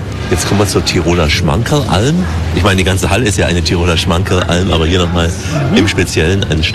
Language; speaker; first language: German; native; German